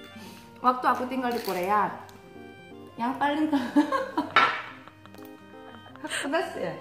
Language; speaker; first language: Indonesian; non-native, fluent; Korean